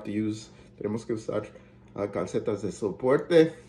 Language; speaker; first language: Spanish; early bilingual, heritage; Spanish